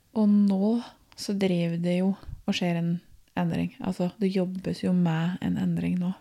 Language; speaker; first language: Norwegian; native; Norwegian